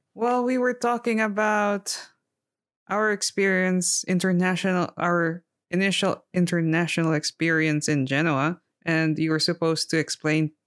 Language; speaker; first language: English; non-native, local second language; Filipino